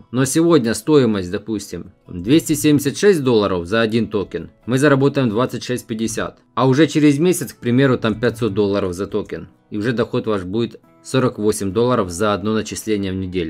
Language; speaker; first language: Russian; native; Russian